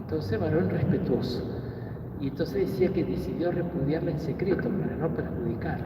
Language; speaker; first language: Spanish; native; Spanish